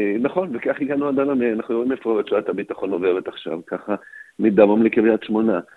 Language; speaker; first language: Hebrew; native; Hebrew